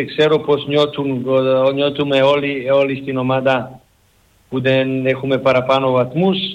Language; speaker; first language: Greek; non-native, learner; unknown